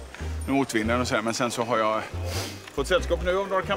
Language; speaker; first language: Swedish; native; Swedish